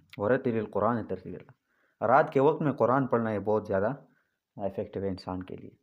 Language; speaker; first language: Urdu; non-native, local second language; Pashto